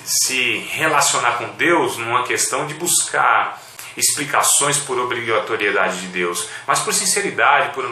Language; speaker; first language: Portuguese; native; Portuguese